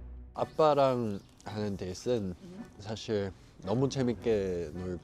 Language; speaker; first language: Korean; early bilingual, heritage; English